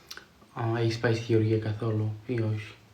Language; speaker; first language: Greek; non-native, fluent; Georgian